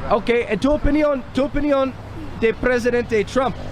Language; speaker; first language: Spanish; non-native, learner; English